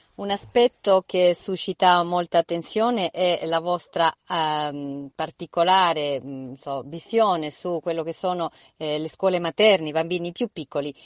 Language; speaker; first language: Italian; non-native, fluent; Spanish